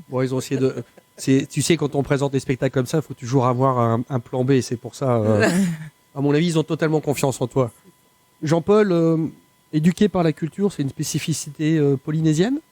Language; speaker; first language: French; native; French